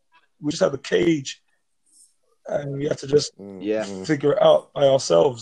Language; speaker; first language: English; native; English